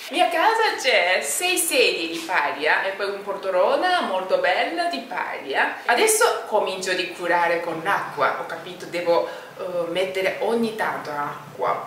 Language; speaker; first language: Italian; non-native, learner; Japanese